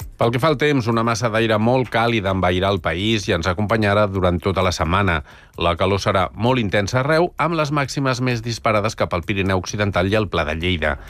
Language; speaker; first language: Catalan; native; Catalan